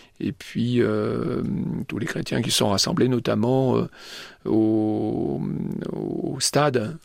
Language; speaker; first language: French; native; French